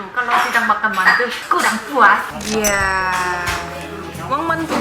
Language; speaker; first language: Indonesian; non-native, fluent; Korean